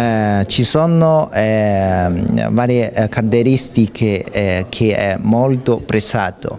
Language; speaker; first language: Italian; non-native, learner; Chinese